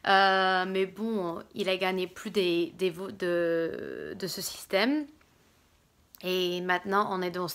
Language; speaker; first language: French; non-native, fluent; English